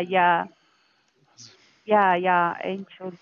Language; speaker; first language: German; non-native, learner; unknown